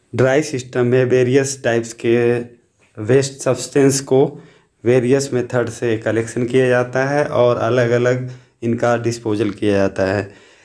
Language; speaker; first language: Hindi; native; Hindi